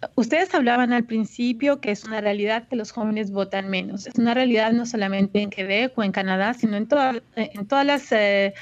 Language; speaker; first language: Spanish; native; Spanish